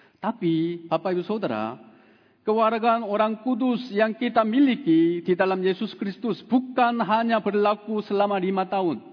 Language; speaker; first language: Indonesian; non-native, fluent; Korean